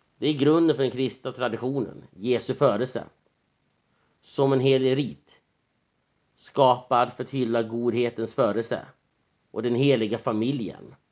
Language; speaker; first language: Swedish; native; Swedish